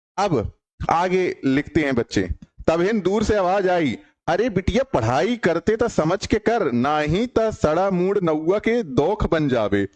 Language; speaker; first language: Hindi; native; Hindi